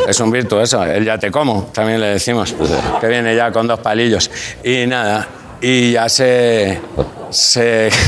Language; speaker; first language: Spanish; native; Spanish